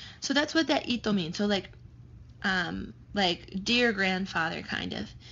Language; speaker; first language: English; native; English